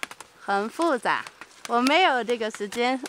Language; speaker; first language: Chinese; non-native, learner; Norwegian